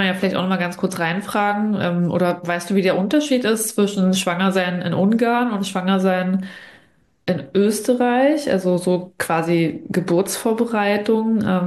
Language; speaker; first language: German; native; German